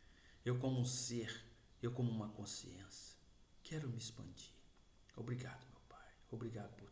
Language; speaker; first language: Portuguese; native; Portuguese